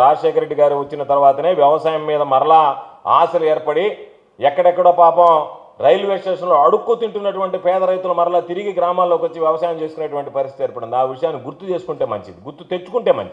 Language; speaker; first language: Telugu; native; Telugu